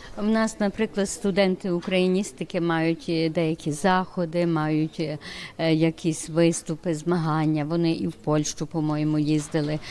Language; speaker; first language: Ukrainian; early bilingual, heritage; Ukrainian